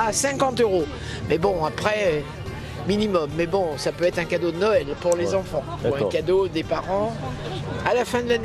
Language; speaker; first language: French; native; French